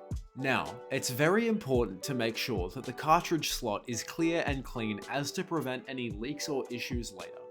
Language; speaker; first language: English; native; English